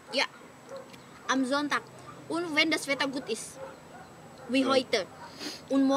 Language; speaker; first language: German; non-native, learner; Indonesian